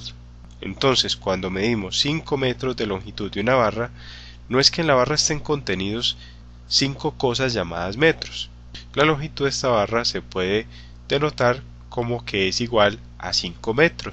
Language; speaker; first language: Spanish; native; Spanish